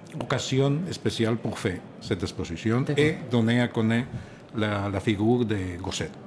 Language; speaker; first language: French; non-native, learner; Catalan